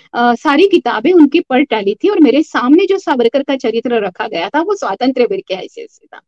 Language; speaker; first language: Hindi; non-native, local second language; Marathi